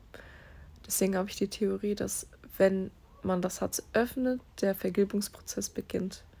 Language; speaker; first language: German; native; German